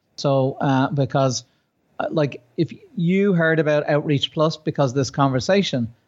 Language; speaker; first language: English; native; English